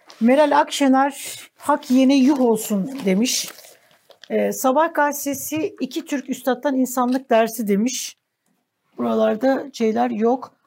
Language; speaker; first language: Turkish; native; Turkish